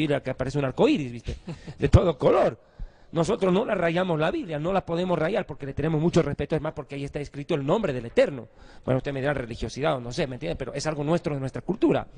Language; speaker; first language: Spanish; native; Spanish